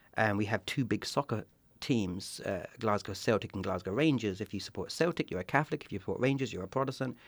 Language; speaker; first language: English; native; English